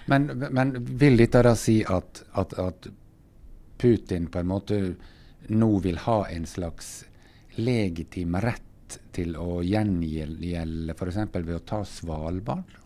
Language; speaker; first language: Norwegian; native; Norwegian